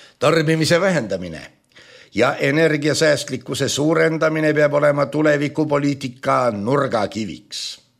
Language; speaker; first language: Estonian; native; Estonian